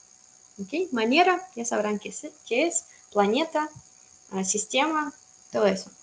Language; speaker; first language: Spanish; non-native, fluent; Russian